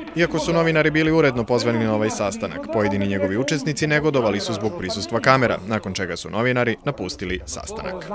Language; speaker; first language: Serbian; native; Serbian